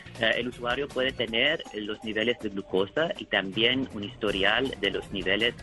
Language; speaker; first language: Spanish; non-native, learner; English